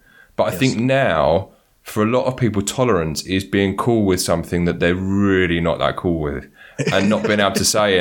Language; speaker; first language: English; native; English